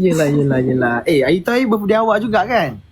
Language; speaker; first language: Malay; native; Malay